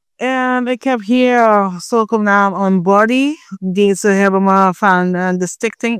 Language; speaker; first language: Dutch; non-native, fluent; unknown